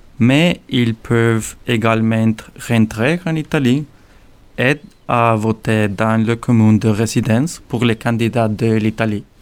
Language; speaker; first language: French; non-native, learner; Spanish